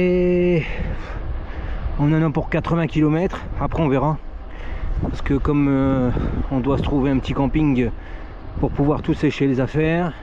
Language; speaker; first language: French; native; French